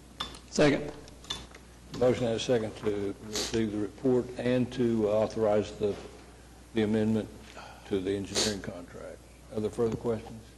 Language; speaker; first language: English; native; English